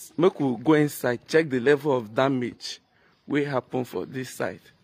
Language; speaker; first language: Nigerian Pidgin; non-native, local second language; Igbo